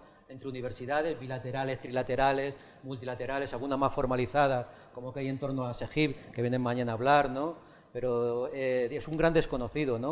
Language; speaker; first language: Spanish; native; Spanish